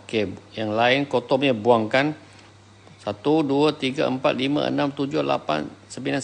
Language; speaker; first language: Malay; non-native, local second language; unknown